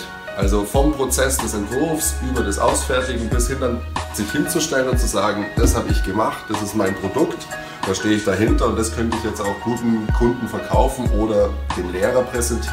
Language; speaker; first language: German; native; German